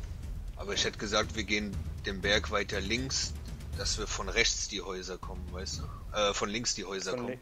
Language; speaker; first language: German; native; German